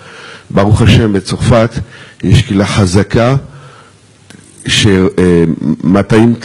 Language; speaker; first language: Hebrew; non-native, fluent; French